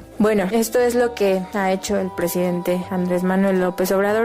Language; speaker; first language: Spanish; native; Spanish